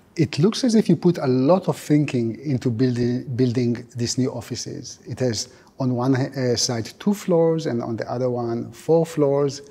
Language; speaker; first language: English; non-native, fluent; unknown